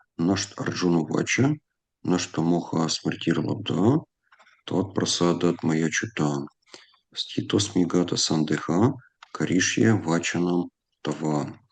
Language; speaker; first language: Ukrainian; non-native, local second language; Russian